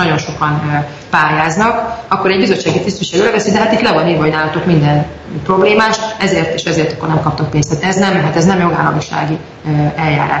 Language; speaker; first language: Hungarian; native; Hungarian